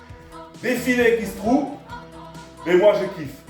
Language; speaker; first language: French; native; French